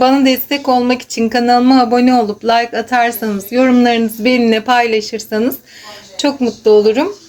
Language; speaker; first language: Turkish; native; Turkish